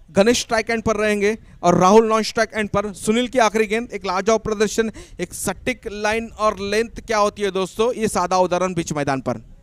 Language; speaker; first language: Hindi; non-native, local second language; Marathi